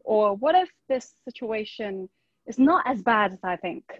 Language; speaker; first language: English; non-native, local second language; Chinese